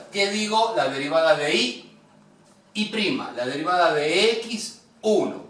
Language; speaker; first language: Spanish; native; Spanish